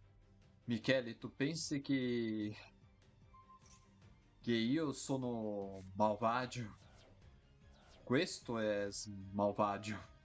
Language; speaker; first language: Italian; non-native, learner; Portuguese